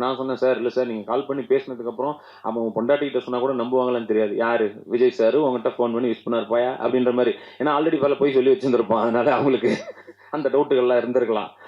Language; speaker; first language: Tamil; native; Tamil